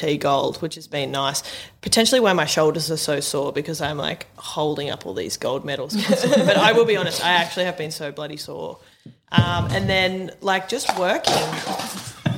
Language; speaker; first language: English; native; English